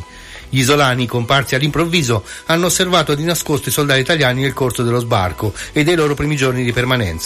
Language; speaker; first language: Italian; native; Italian